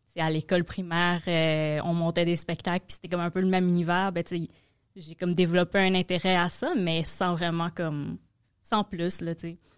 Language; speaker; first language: French; native; French